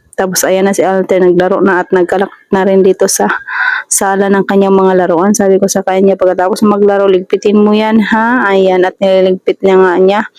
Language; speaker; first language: Filipino; native; Filipino